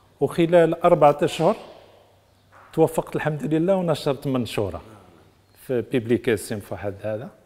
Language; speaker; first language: Arabic; native; Arabic